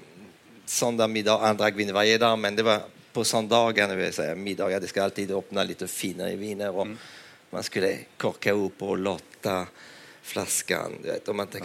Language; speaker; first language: Swedish; non-native, fluent; French